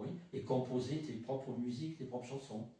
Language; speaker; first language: French; native; French